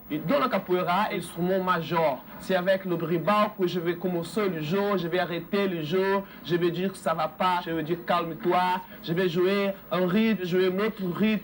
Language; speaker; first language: French; non-native, fluent; Portuguese